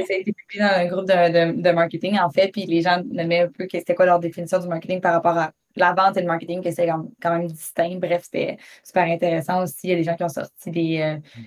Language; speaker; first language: French; native; French